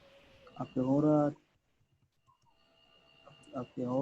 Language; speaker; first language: Spanish; non-native, learner; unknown